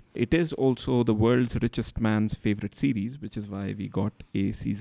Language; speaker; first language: English; non-native, local second language; Marathi